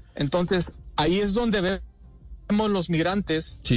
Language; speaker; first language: Spanish; early bilingual, heritage; Spanish